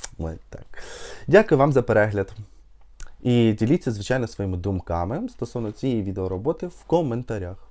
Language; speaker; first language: Ukrainian; native; Ukrainian